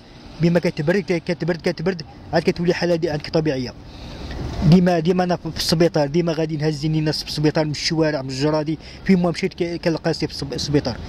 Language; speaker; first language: Arabic; native; Arabic